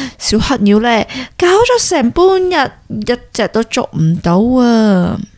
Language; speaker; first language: Cantonese; early bilingual, heritage; Cantonese